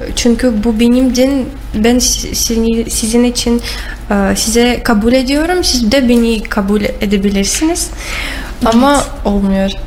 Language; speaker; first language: Turkish; non-native, learner; Russian